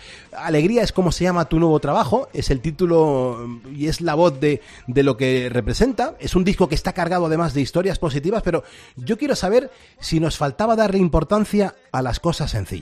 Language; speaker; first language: Spanish; native; Spanish